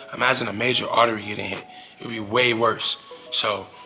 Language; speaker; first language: English; native; English